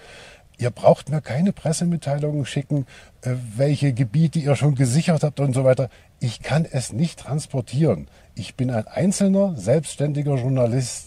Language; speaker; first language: German; native; German